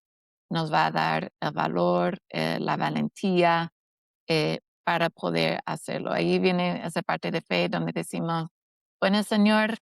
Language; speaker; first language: Spanish; non-native, fluent; English